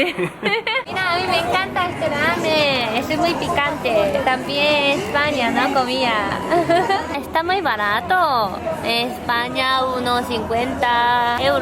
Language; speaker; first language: Spanish; non-native, fluent; Japanese